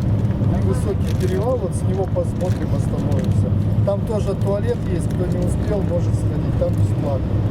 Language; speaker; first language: Russian; native; Russian